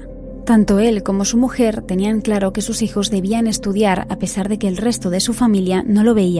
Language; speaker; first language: Spanish; native; Spanish